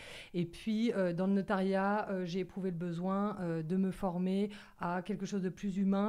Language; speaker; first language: French; native; French